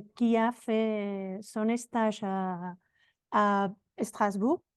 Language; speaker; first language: French; non-native, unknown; Spanish